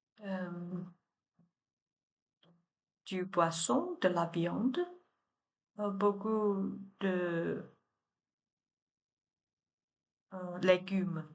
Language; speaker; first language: French; non-native, learner; Chinese